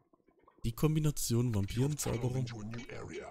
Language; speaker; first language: German; native; German